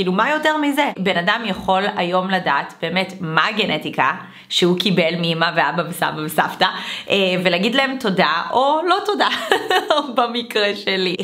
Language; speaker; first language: Hebrew; early bilingual, other home language; English